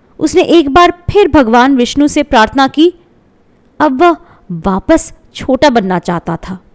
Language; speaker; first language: Hindi; non-native, local second language; Bangla